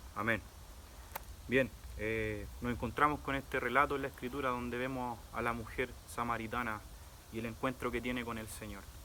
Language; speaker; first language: Spanish; native; Spanish